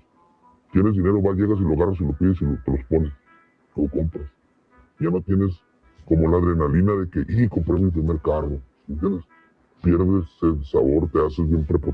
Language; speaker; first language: Spanish; native; Spanish